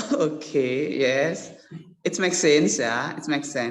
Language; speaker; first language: English; non-native, learner; Indonesian